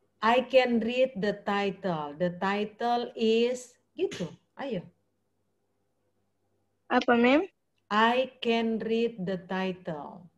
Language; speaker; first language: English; non-native, fluent; Indonesian